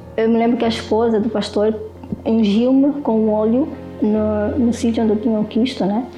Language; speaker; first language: Portuguese; native; Portuguese